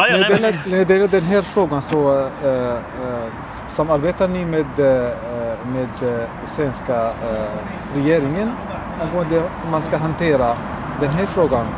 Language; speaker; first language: Swedish; non-native, fluent; Arabic